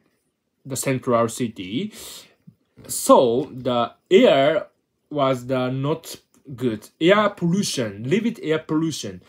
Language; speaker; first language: English; non-native, learner; Japanese